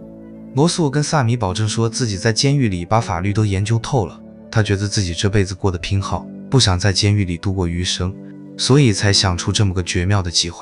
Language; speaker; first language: Chinese; native; Chinese